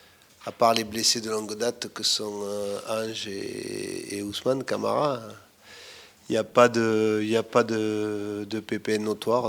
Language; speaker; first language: French; native; French